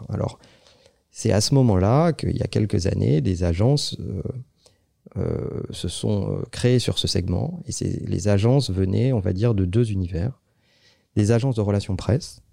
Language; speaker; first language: French; native; French